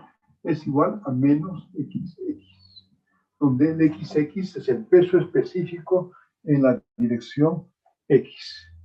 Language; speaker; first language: Spanish; native; Spanish